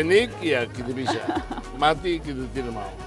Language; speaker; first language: Indonesian; non-native, learner; Tetum